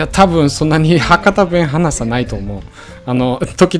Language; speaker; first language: Japanese; non-native, fluent; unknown